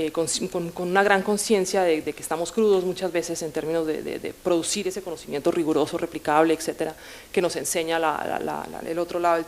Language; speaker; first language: Spanish; native; Spanish